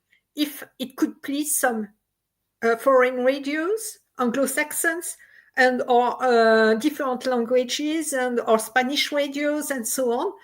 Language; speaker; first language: English; non-native, fluent; French